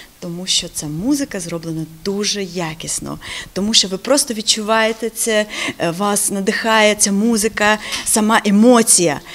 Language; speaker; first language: Ukrainian; non-native, local second language; Russian